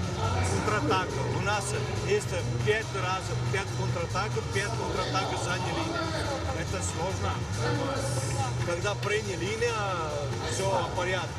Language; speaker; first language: Russian; non-native, learner; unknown